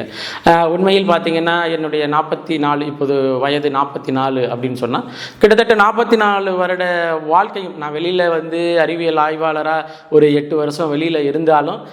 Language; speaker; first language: Tamil; native; Tamil